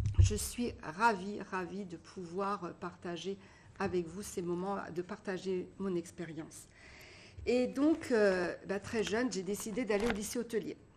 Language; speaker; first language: French; early bilingual, other home language; Portuguese